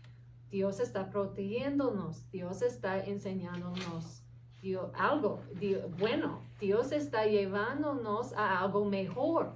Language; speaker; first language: Spanish; non-native, fluent; English